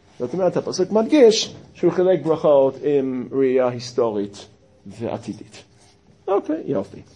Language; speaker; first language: Hebrew; non-native, fluent; English